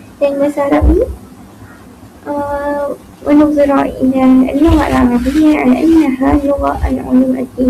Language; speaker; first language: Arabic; non-native, learner; Malay